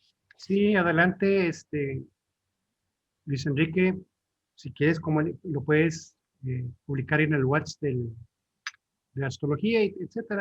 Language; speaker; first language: Spanish; native; Spanish